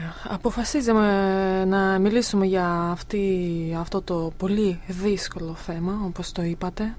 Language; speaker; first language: Greek; non-native, fluent; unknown